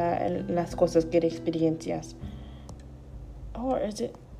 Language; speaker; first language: Spanish; non-native, learner; English